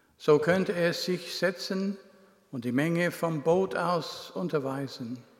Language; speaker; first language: German; non-native, fluent; English